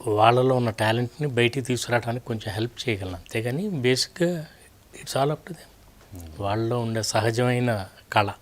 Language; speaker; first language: Telugu; native; Telugu